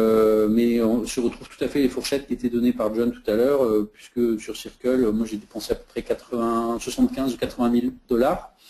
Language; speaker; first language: French; native; French